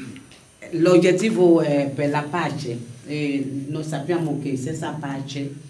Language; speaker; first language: Italian; non-native, fluent; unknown